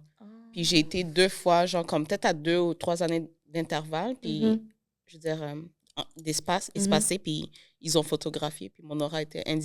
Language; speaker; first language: French; native; French